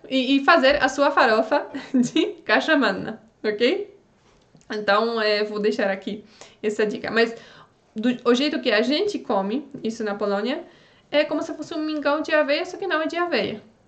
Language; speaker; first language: Portuguese; non-native, fluent; Polish